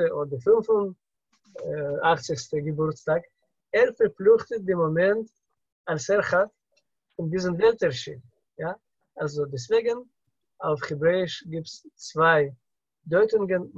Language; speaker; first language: German; non-native, learner; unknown